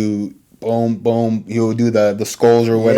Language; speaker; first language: English; native; English